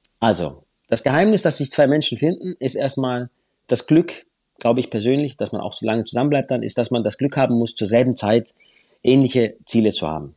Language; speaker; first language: German; native; German